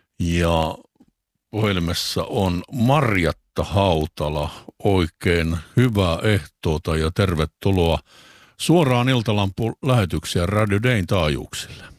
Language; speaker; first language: Finnish; native; Finnish